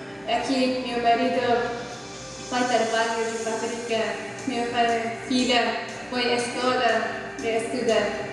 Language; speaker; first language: Portuguese; non-native, learner; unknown